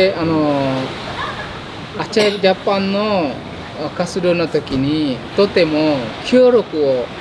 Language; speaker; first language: Japanese; non-native, fluent; Indonesian